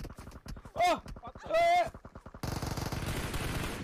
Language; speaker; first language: English; non-native, local second language; Hindi